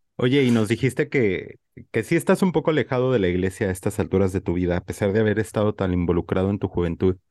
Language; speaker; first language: Spanish; native; Spanish